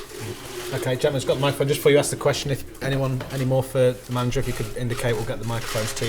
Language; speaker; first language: English; native; English